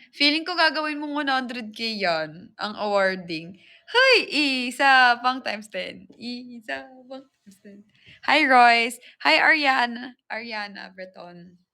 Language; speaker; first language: Filipino; non-native, local second language; Waray